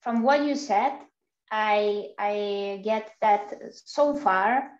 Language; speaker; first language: English; non-native, fluent; Czech